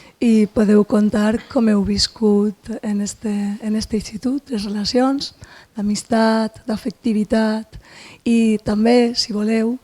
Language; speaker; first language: Catalan; native; Catalan